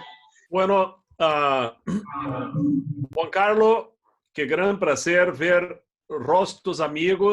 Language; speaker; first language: Spanish; non-native, fluent; Portuguese